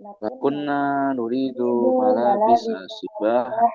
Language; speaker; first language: Arabic; non-native, learner; Indonesian